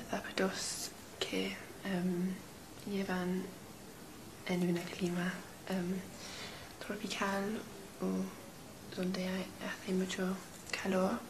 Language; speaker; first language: Spanish; non-native, learner; English